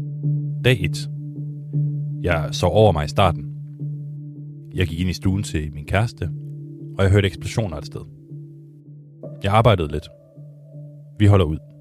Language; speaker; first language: Danish; native; Danish